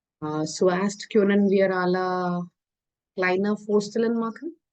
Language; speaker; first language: German; non-native, fluent; Hindi